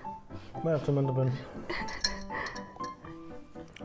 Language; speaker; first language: Indonesian; non-native, learner; English